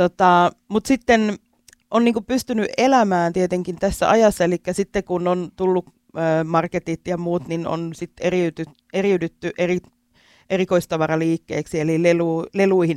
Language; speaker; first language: Finnish; native; Finnish